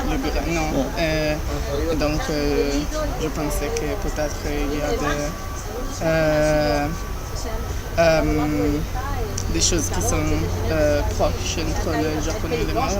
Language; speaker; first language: French; non-native, learner; Italian